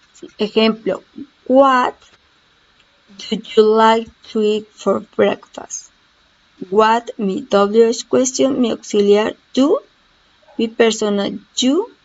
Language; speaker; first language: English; non-native, learner; Spanish